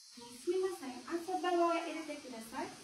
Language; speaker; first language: Japanese; non-native, learner; Indonesian